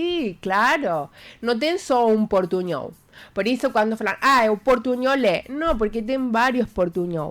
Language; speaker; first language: Portuguese; non-native, fluent; Spanish